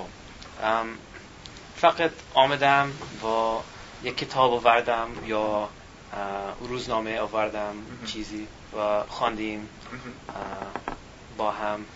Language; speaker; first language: Persian; non-native, learner; English